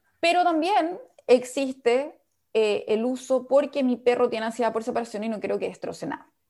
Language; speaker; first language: Spanish; native; Spanish